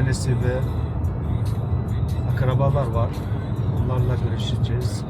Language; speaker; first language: Turkish; non-native, fluent; Mongolian